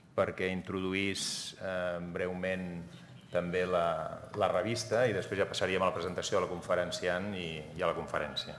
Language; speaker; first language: Catalan; native; Catalan